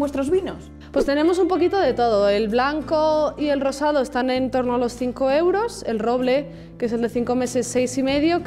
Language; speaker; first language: Spanish; native; Spanish